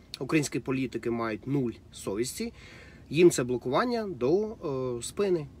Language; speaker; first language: Ukrainian; non-native, local second language; Russian